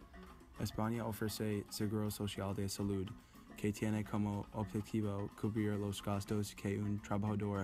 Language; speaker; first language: Spanish; non-native, learner; English